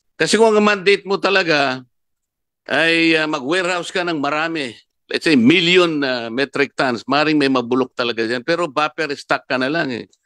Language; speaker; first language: Filipino; non-native, local second language; Pampanga